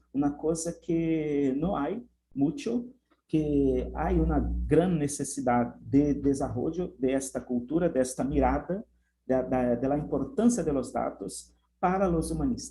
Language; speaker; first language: Spanish; non-native, fluent; Portuguese